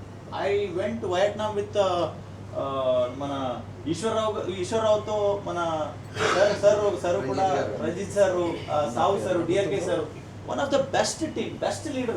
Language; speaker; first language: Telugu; non-native, learner; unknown